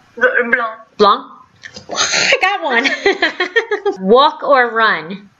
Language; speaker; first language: English; native; English